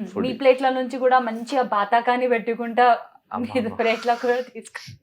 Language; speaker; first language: Telugu; native; Telugu